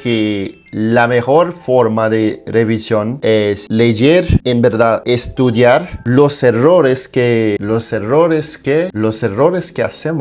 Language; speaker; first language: Spanish; non-native, fluent; Portuguese